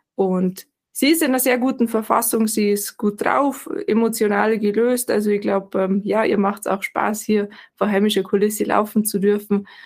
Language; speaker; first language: German; native; German